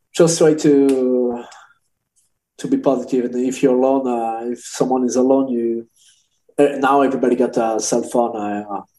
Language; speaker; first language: English; non-native, learner; French